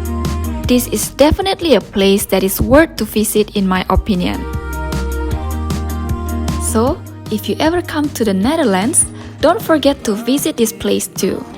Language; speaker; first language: English; non-native, fluent; Indonesian